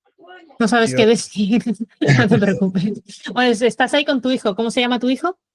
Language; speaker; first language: Spanish; non-native, fluent; English